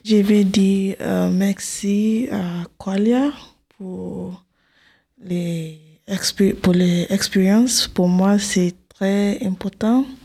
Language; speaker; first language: French; non-native, learner; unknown